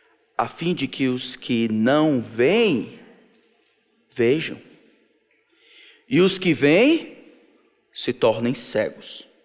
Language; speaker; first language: Portuguese; native; Portuguese